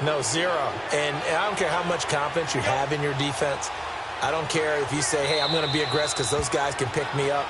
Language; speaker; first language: English; native; English